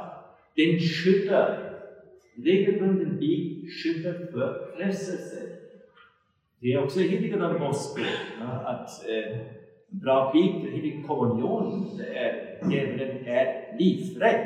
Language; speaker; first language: Swedish; non-native, fluent; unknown